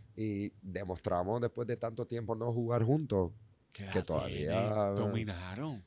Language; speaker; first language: Spanish; non-native, fluent; Dutch